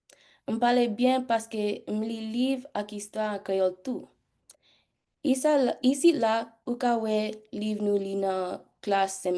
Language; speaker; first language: Haitian Creole; early bilingual, heritage; English